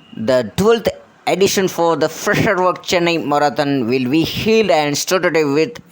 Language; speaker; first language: English; non-native, local second language; Tamil